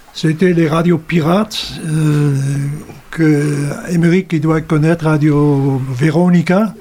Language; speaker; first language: French; non-native, fluent; Dutch